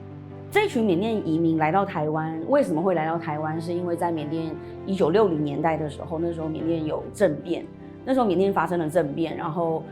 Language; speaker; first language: Chinese; native; Chinese